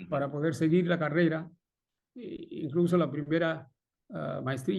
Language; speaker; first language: Spanish; non-native, fluent; Bangla